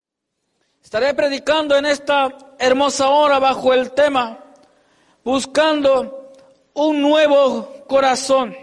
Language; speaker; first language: Spanish; native; Spanish